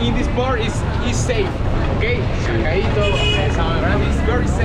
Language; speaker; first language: English; non-native, learner; Spanish